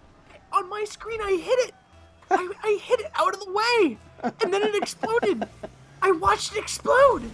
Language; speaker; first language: English; native; English